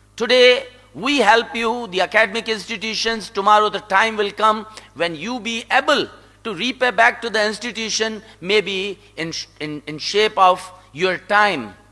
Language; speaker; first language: English; non-native, local second language; Sindhi